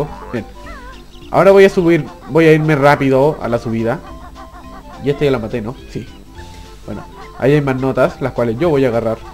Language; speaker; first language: Spanish; native; Spanish